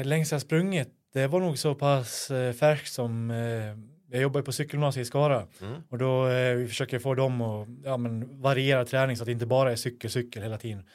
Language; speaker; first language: Swedish; native; Swedish